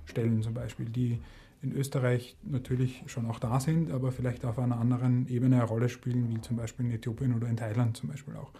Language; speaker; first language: German; native; German